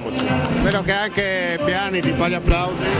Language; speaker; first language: Italian; native; Italian